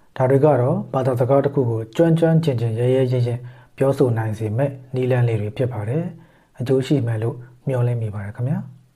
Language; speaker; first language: Burmese; native; Burmese